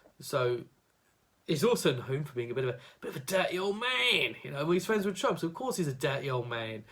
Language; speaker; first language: English; native; English